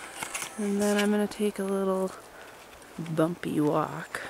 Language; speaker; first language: English; native; English